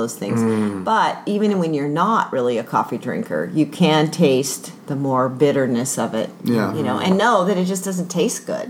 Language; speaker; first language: English; native; English